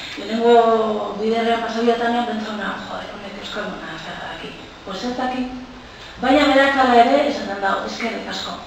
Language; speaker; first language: Basque; non-native, local second language; Spanish